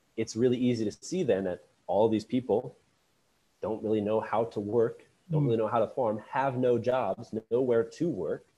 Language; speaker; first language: English; native; English